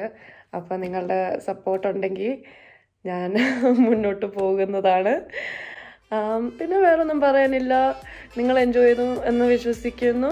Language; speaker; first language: Malayalam; early bilingual, heritage; Malayalam